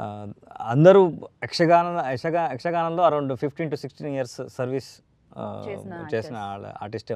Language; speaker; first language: Telugu; non-native, learner; Kannada